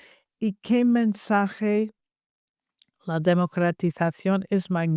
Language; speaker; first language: Spanish; non-native, fluent; English